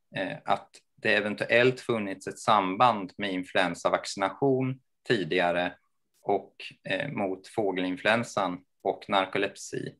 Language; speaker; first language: Swedish; native; Swedish